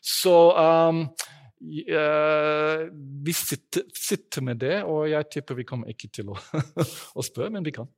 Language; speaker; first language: Norwegian; non-native, fluent; English